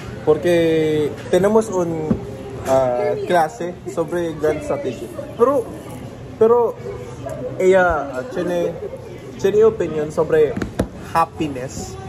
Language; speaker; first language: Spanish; non-native, learner; Filipino